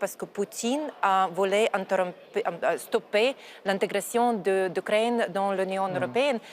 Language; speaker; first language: French; non-native, fluent; Ukrainian